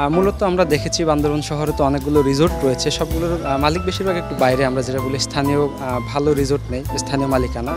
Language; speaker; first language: Bangla; non-native, local second language; Chakma